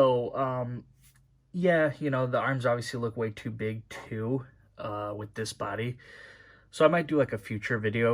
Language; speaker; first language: English; native; English